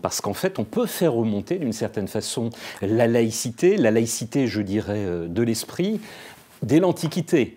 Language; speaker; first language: French; native; French